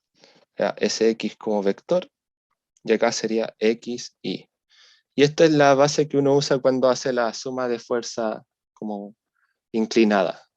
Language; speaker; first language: Spanish; native; Spanish